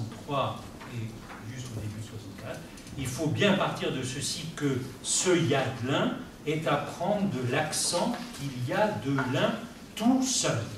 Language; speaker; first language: French; native; French